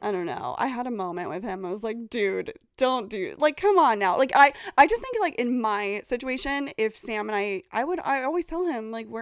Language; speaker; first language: English; native; English